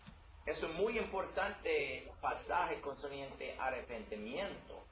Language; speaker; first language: Spanish; non-native, learner; English